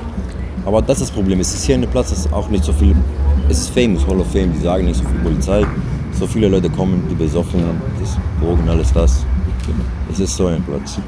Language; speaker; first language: German; non-native, learner; Greek